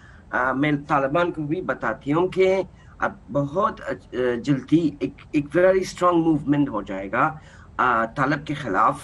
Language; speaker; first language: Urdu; non-native, learner; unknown